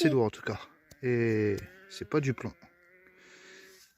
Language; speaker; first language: French; native; French